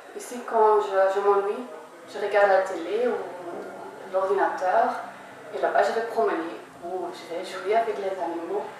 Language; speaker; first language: French; non-native, learner; Dutch